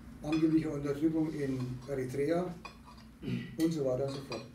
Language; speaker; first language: German; native; German